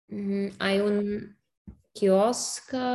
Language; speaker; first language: Spanish; non-native, learner; English